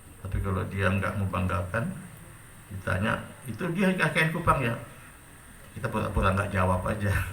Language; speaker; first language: Indonesian; non-native, local second language; Achinese